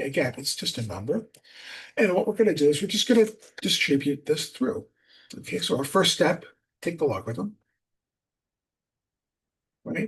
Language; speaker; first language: English; native; English